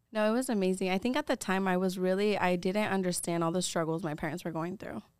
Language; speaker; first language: English; early bilingual, other home language; Spanish